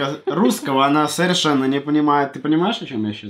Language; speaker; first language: Russian; native; Russian